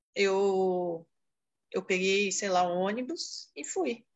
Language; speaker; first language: Portuguese; early bilingual, heritage; Portuguese